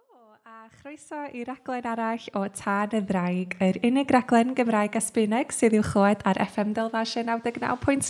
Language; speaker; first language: Welsh; native; Welsh